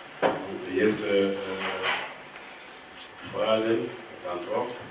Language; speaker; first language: German; non-native, fluent; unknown